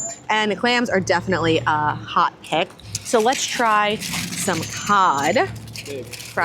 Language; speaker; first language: English; native; English